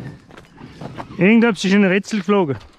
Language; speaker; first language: German; non-native, fluent; French